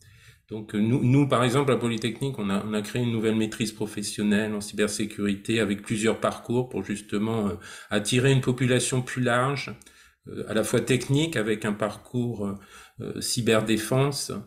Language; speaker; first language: French; native; French